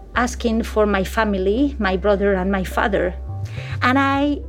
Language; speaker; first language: English; non-native, fluent; Spanish